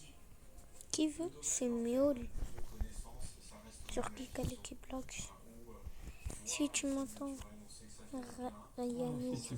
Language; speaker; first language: French; native; French